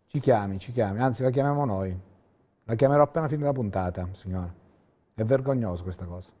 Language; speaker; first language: Italian; native; Italian